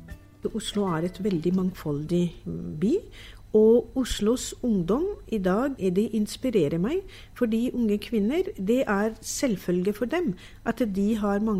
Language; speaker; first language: Norwegian; non-native, fluent; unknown